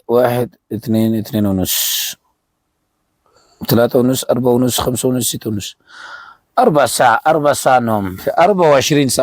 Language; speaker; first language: Arabic; non-native, learner; Urdu